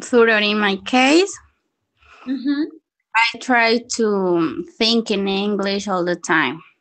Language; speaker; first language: English; non-native, learner; Spanish